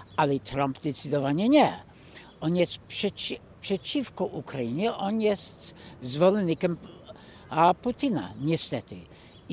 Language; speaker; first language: Polish; non-native, fluent; English